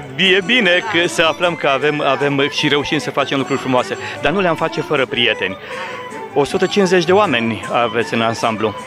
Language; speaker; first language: Romanian; native; Romanian